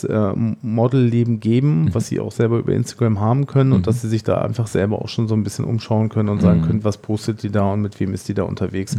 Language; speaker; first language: German; native; German